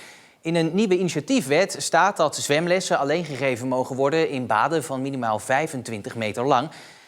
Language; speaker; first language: Dutch; native; Dutch